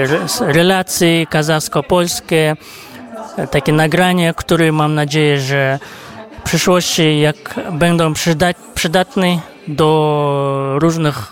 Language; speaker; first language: Polish; non-native, fluent; Kazakh